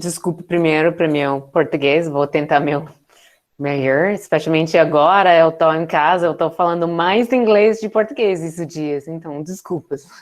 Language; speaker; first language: Portuguese; non-native, learner; English